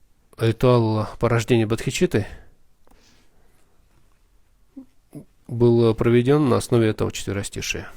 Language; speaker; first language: Russian; native; Russian